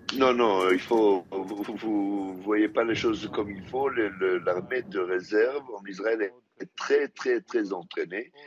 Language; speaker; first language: French; non-native, fluent; Hebrew